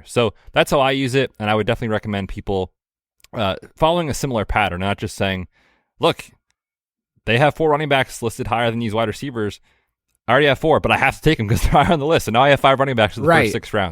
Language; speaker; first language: English; native; English